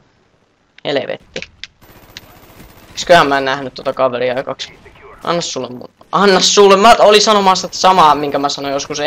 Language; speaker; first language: Finnish; native; Finnish